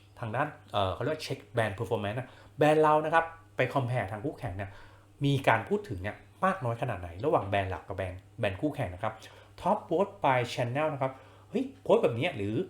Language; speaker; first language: Thai; native; Thai